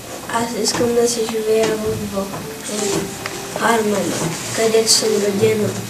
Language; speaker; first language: Bulgarian; early bilingual, heritage; Bulgarian